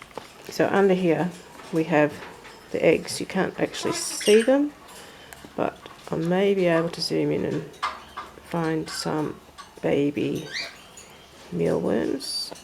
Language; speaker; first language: English; native; English